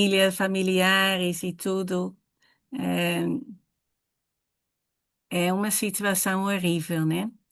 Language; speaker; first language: Portuguese; non-native, fluent; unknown